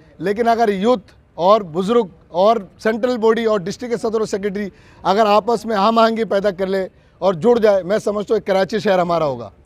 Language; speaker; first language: Urdu; non-native, local second language; Bangla